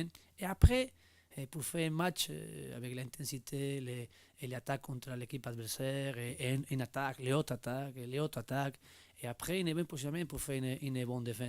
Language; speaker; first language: French; non-native, learner; Spanish